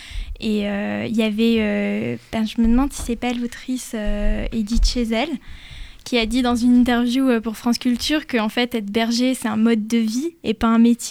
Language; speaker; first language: French; native; French